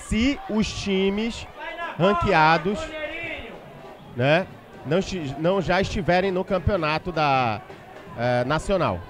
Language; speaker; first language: Portuguese; native; Portuguese